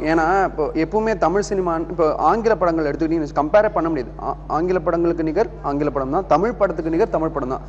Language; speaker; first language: Tamil; native; Tamil